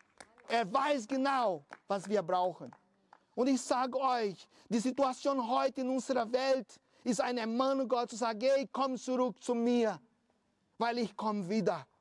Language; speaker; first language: German; non-native, fluent; Portuguese